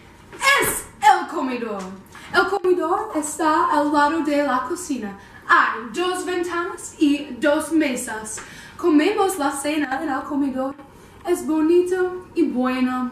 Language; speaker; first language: Spanish; non-native, learner; English